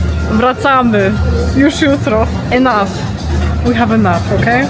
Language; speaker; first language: English; non-native, fluent; Polish